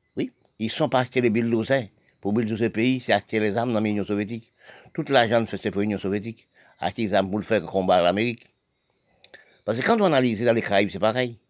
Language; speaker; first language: French; non-native, local second language; Haitian Creole